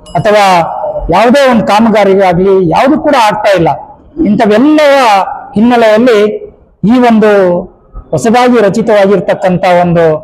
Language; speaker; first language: Kannada; non-native, local second language; Lambadi